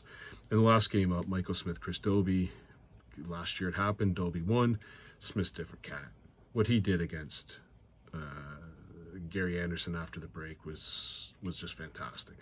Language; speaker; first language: English; native; English